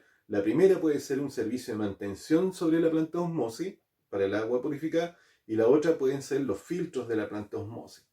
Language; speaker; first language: Spanish; native; Spanish